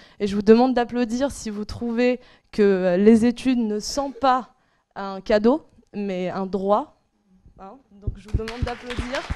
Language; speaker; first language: French; non-native, local second language; Arabic